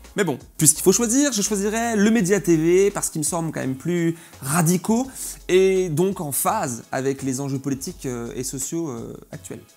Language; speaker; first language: French; native; French